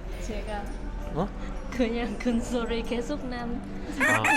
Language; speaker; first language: Korean; non-native, learner; Vietnamese